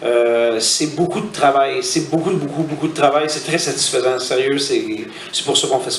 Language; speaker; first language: French; native; French